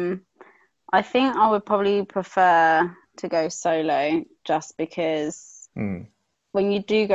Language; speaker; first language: English; native; English